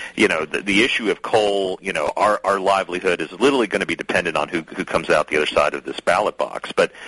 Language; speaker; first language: English; native; English